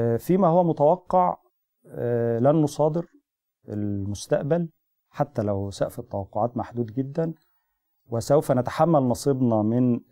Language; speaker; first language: Arabic; native; Arabic